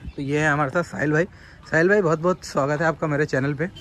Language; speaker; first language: Hindi; native; Hindi